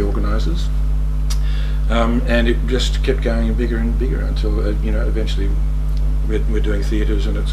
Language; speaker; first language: English; native; English